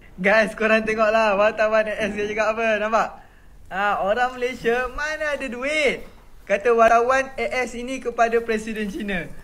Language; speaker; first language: Malay; native; Malay